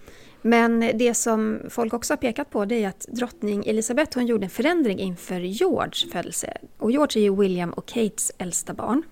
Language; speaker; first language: Swedish; native; Swedish